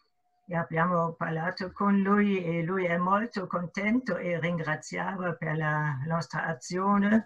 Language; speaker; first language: Italian; non-native, fluent; German